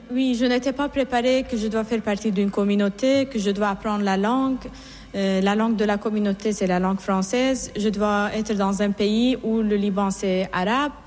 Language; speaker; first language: French; non-native, fluent; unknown